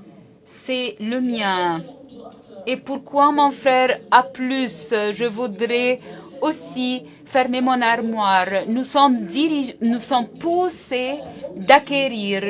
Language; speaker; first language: French; non-native, local second language; Arabic